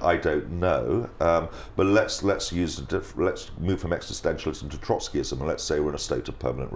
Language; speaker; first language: English; native; English